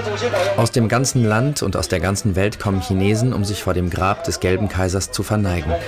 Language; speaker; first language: German; native; German